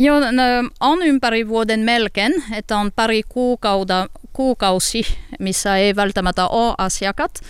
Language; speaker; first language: Finnish; non-native, learner; French